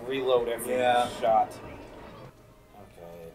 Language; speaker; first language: English; native; English